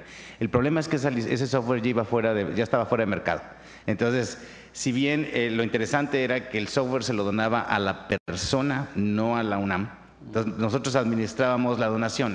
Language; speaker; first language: Spanish; native; Spanish